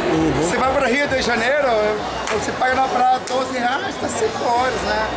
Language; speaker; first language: Portuguese; non-native, fluent; German